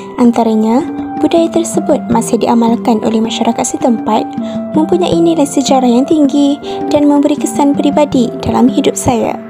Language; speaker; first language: Malay; native; Malay